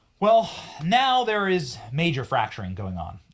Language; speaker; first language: English; native; English